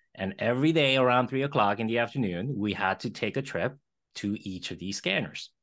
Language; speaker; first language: English; early bilingual, other home language; Korean